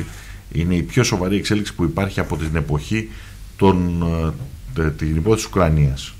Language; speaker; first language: Greek; native; Greek